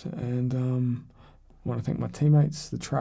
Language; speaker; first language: English; native; English